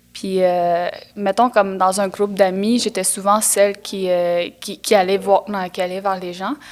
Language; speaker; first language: French; non-native, local second language; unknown